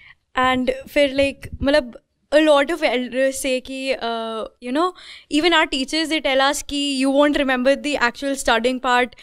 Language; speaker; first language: English; non-native, local second language; Hindi